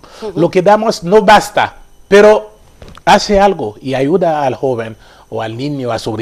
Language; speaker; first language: Spanish; non-native, fluent; Haitian Creole